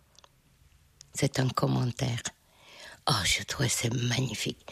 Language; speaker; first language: French; non-native, fluent; Hungarian